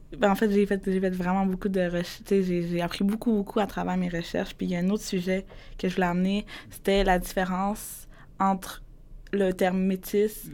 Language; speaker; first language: French; early bilingual, other home language; Spanish